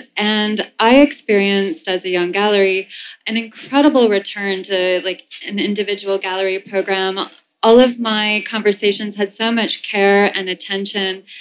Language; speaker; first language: English; native; English